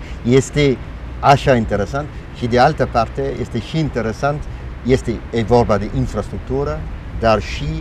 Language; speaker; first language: Romanian; non-native, fluent; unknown